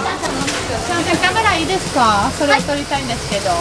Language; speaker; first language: Japanese; non-native, learner; French